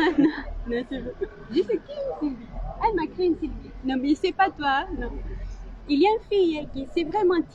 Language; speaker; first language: French; non-native, learner; Spanish